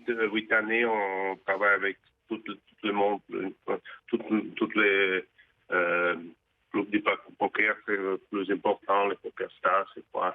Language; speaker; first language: French; non-native, fluent; Russian